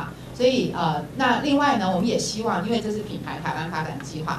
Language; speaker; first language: Chinese; native; Chinese